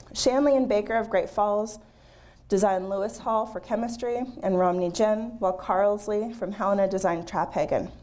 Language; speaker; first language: English; native; English